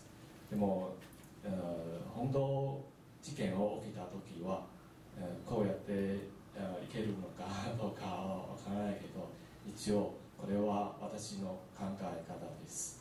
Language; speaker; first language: Japanese; non-native, learner; Chinese